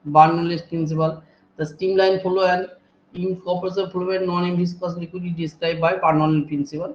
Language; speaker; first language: English; non-native, local second language; Bangla